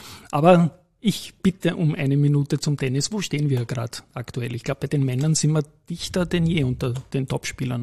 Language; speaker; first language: German; native; German